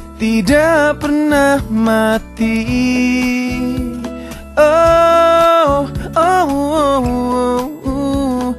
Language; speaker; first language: Indonesian; native; Indonesian